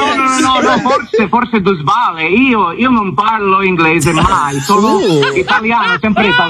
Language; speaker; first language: Italian; non-native, learner; English